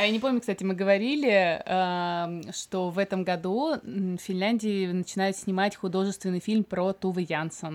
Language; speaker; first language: Russian; native; Russian